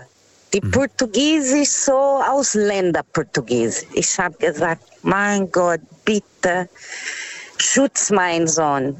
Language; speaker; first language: German; non-native, fluent; Portuguese